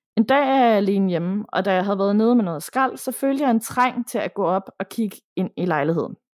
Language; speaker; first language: Danish; native; Danish